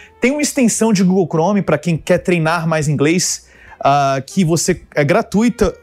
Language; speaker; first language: Portuguese; early bilingual, other home language; English